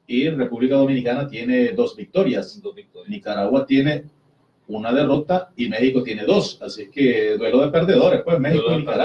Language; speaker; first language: Spanish; native; Spanish